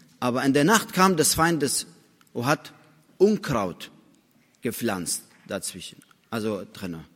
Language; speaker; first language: German; non-native, fluent; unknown